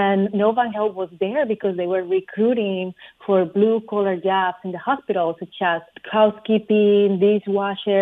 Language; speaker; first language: English; non-native, fluent; Spanish